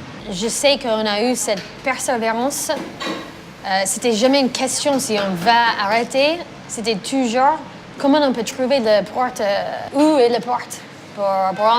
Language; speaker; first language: French; non-native, fluent; English